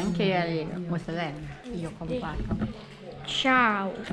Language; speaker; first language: Italian; non-native, learner; Thai